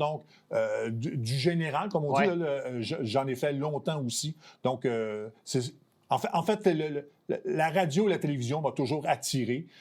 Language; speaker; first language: French; native; French